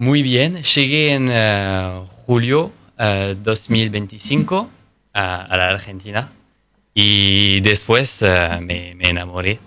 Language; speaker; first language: Spanish; non-native, fluent; French